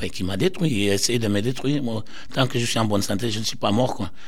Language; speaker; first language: French; non-native, local second language; Soninke